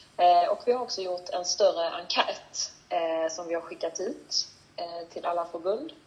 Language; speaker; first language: Swedish; native; Swedish